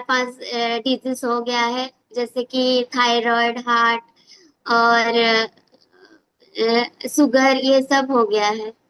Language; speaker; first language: Hindi; non-native, local second language; Odia